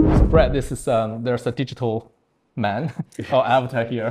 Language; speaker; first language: English; non-native, fluent; Chinese